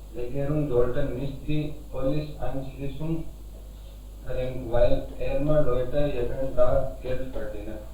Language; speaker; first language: German; non-native, learner; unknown